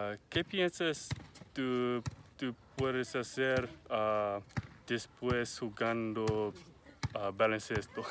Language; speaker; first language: Spanish; non-native, learner; English